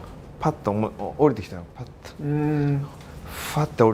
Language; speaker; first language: Japanese; native; Japanese